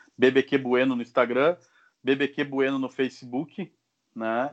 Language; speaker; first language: Portuguese; native; Portuguese